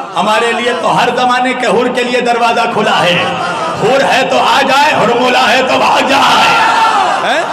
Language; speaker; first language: Urdu; native; Urdu